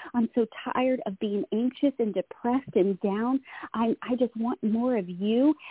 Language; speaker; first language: English; native; English